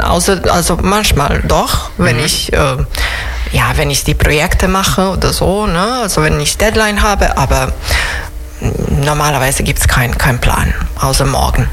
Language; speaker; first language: German; non-native, fluent; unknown